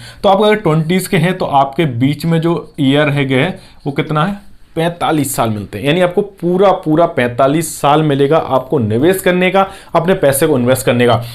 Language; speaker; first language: Hindi; native; Hindi